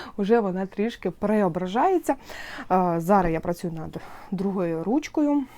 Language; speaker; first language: Ukrainian; non-native, local second language; Russian